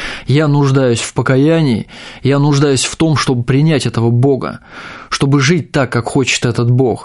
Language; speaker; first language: Russian; native; Russian